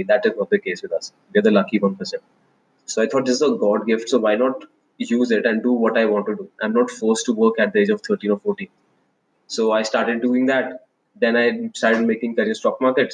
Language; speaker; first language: English; non-native, local second language; Hindi